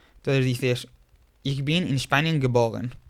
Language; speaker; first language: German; non-native, fluent; Spanish